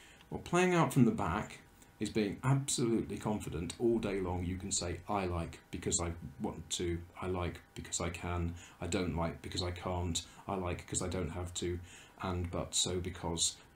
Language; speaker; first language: English; native; English